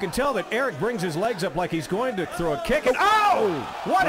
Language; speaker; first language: English; native; English